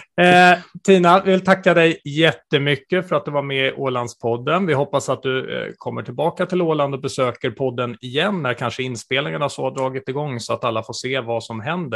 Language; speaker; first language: Swedish; native; Swedish